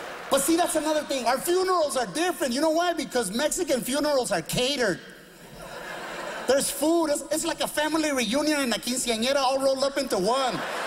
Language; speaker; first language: English; early bilingual, other home language; Spanish